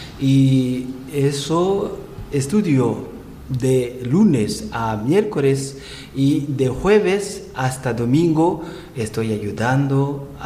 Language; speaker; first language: Spanish; non-native, learner; Rundi